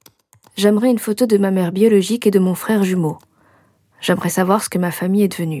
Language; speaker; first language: French; native; French